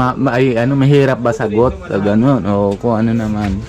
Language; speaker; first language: Filipino; non-native, learner; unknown